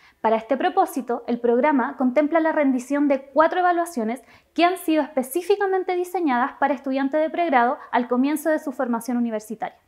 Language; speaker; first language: Spanish; native; Spanish